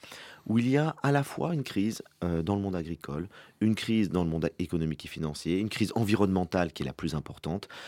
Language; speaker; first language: French; native; French